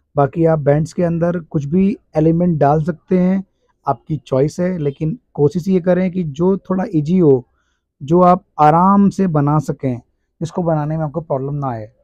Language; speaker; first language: Hindi; native; Hindi